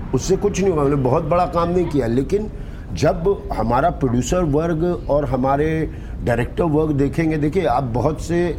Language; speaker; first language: Hindi; native; Hindi